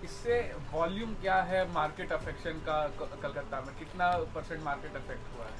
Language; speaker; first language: Hindi; native; Hindi